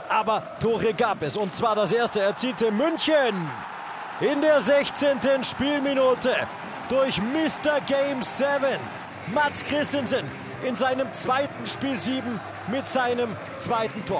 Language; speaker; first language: German; native; German